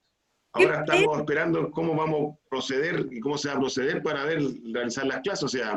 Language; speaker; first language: Spanish; native; Spanish